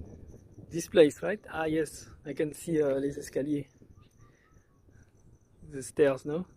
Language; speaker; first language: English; non-native, learner; French